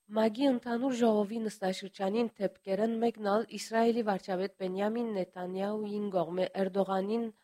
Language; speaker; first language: Armenian; early bilingual, heritage; Armenian